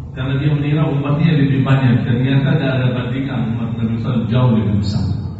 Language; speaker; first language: Indonesian; non-native, fluent; Arabic